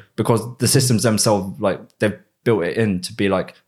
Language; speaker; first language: English; native; English